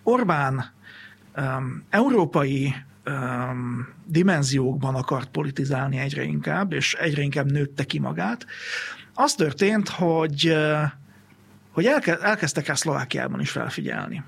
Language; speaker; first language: Hungarian; native; Hungarian